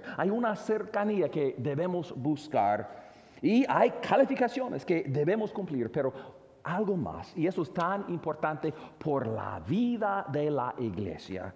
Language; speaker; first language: Spanish; non-native, fluent; English